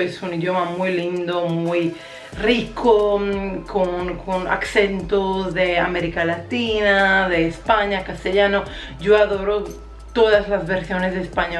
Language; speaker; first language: Spanish; non-native, fluent; Croatian